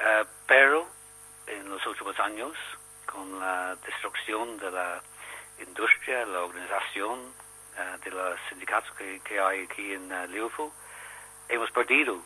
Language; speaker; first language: Spanish; non-native, learner; English